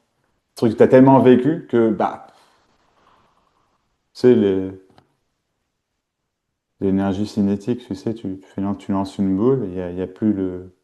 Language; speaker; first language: French; native; French